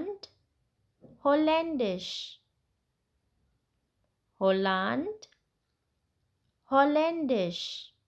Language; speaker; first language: German; non-native, fluent; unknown